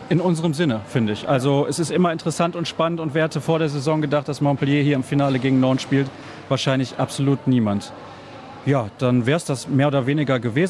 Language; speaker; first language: German; native; German